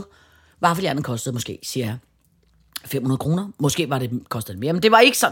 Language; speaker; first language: Danish; native; Danish